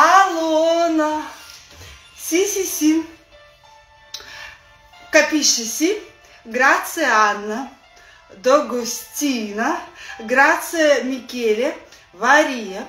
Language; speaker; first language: Italian; non-native, learner; Russian